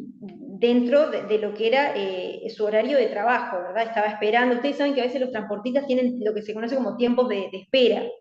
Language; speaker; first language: Spanish; native; Spanish